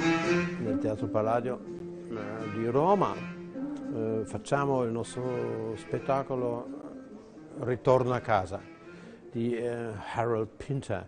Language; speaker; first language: Italian; non-native, fluent; German